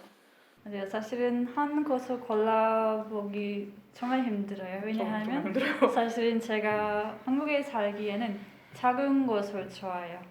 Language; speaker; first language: Korean; non-native, fluent; Hungarian